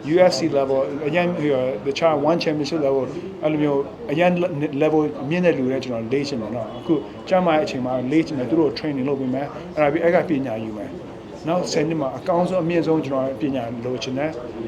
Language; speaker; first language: Burmese; non-native, local second language; Kachin